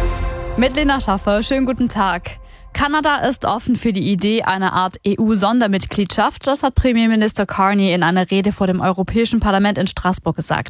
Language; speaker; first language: German; native; German